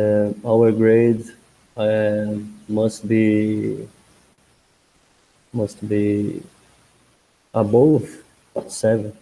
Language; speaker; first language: English; non-native, learner; Portuguese